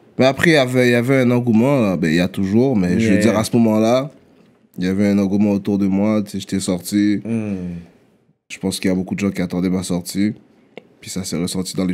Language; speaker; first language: French; native; French